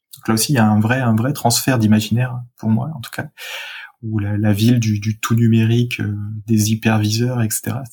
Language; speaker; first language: French; native; French